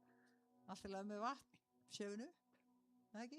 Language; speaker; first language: Icelandic; native; Icelandic